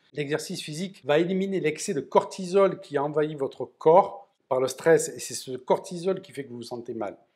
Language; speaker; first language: French; native; French